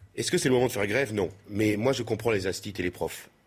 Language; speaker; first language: French; native; French